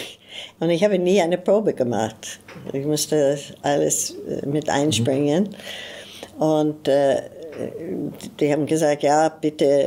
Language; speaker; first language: German; non-native, fluent; English